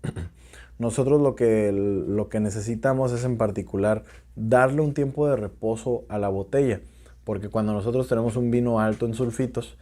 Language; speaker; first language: Spanish; native; Spanish